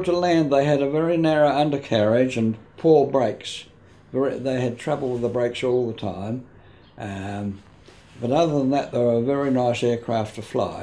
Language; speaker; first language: English; native; English